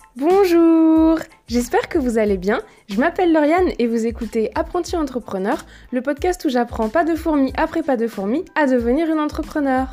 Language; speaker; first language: French; native; French